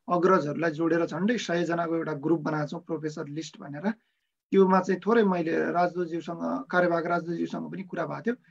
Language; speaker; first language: Nepali; native; Nepali